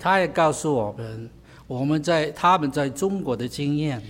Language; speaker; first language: Chinese; native; Chinese